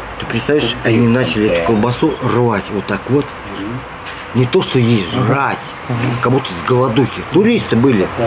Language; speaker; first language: Russian; native; Russian